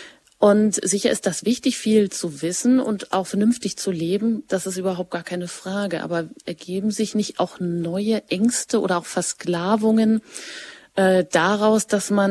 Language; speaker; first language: German; native; German